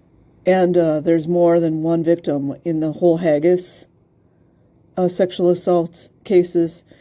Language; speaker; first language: English; native; English